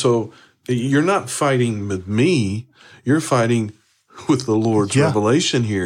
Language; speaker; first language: English; native; English